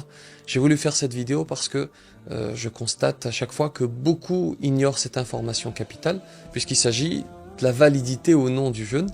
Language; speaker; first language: French; native; French